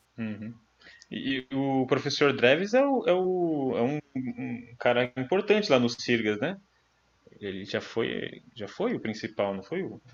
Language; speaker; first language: Portuguese; native; Portuguese